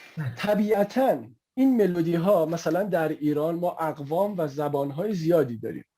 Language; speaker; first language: Persian; native; Persian